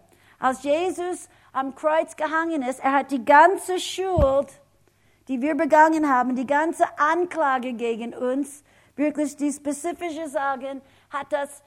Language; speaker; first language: German; non-native, fluent; English